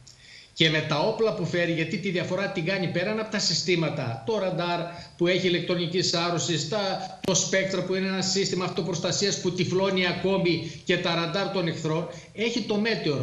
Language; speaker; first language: Greek; native; Greek